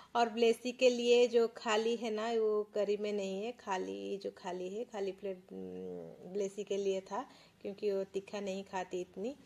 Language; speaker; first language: Hindi; non-native, local second language; Odia